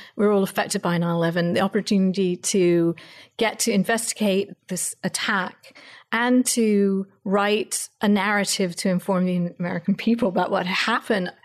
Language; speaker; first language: English; native; English